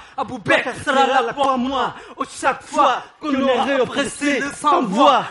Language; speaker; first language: Spanish; non-native, fluent; Wolof